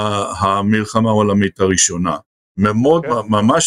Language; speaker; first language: Hebrew; non-native, fluent; English